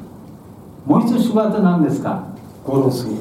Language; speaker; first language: Japanese; non-native, learner; Bangla